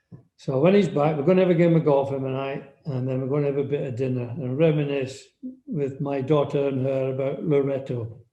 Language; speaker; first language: English; native; English